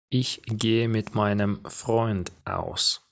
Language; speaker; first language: German; non-native, fluent; Ukrainian